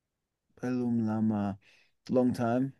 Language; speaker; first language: Indonesian; non-native, learner; English